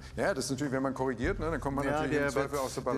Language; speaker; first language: German; native; German